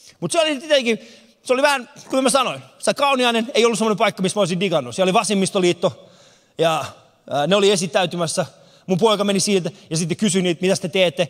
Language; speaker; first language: Finnish; early bilingual, other home language; Persian